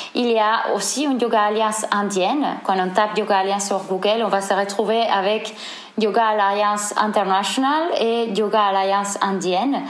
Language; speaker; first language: French; non-native, fluent; Spanish